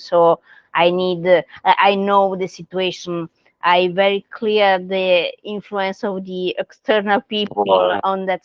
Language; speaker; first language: English; non-native, learner; Italian